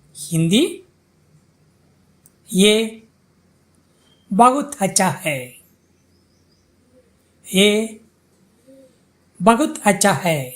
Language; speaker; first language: Hindi; non-native, fluent; Tamil